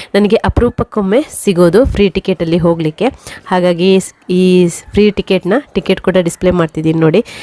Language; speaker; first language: Kannada; non-native, local second language; Tulu